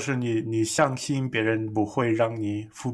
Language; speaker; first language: Chinese; non-native, fluent; English